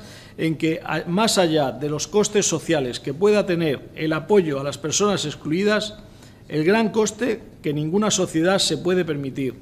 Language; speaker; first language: Spanish; native; Spanish